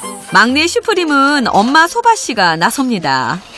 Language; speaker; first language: Korean; native; Korean